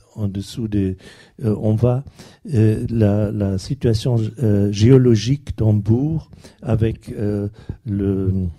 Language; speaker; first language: French; non-native, fluent; German